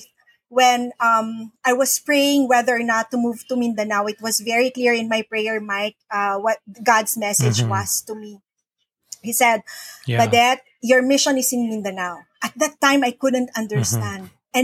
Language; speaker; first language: English; non-native, local second language; Filipino